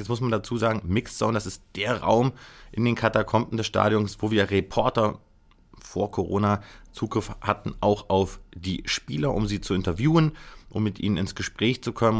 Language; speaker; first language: German; native; German